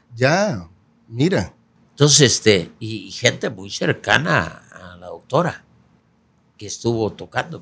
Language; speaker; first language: Spanish; native; Spanish